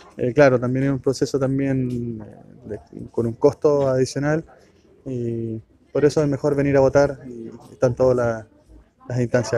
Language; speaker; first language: Spanish; native; Spanish